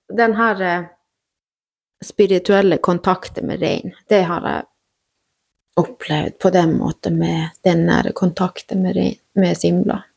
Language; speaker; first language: Norwegian; native; Norwegian